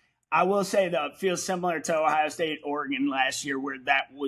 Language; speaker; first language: English; native; English